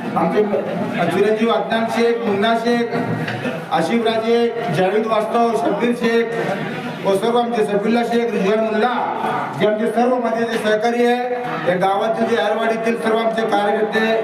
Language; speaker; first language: Marathi; non-native, local second language; Kannada